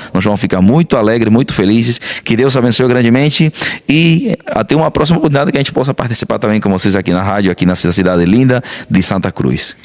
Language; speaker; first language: Portuguese; non-native, fluent; Spanish